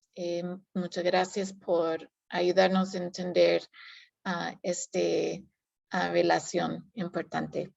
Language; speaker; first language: Spanish; non-native, fluent; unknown